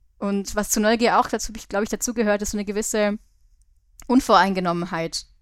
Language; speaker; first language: German; native; German